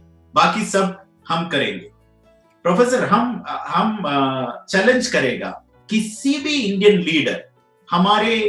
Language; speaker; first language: Hindi; non-native, local second language; Malayalam